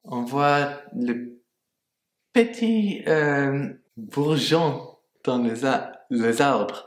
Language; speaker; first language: French; non-native, fluent; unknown